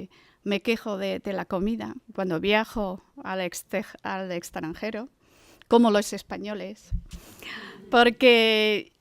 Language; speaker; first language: Spanish; non-native, fluent; Chinese